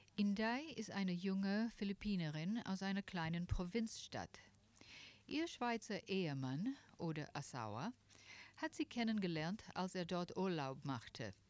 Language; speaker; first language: German; non-native, fluent; Filipino